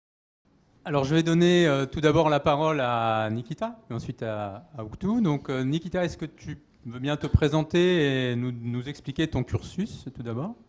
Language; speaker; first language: French; native; French